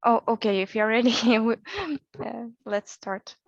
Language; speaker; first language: English; non-native, fluent; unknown